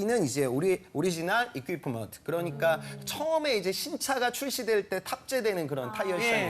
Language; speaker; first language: Korean; native; Korean